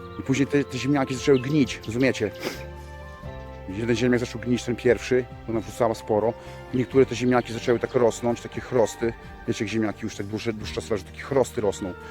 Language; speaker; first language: Polish; native; Polish